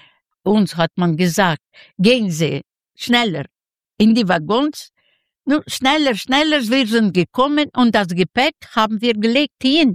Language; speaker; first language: German; non-native, fluent; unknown